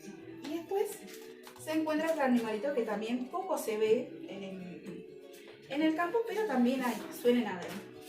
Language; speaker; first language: Spanish; native; Spanish